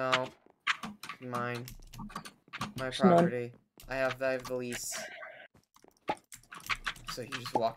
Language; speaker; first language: English; native; English